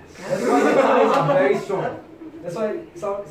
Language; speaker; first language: English; non-native, local second language; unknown